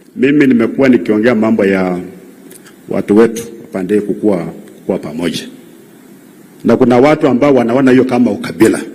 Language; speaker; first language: Swahili; non-native, local second language; Luyia